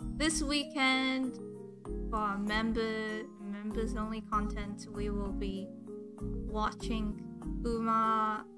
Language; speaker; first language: English; non-native, local second language; Cantonese